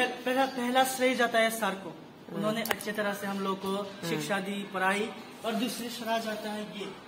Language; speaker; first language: Hindi; non-native, local second language; Kok Borok